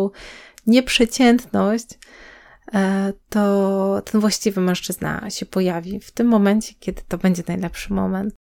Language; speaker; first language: Polish; native; Polish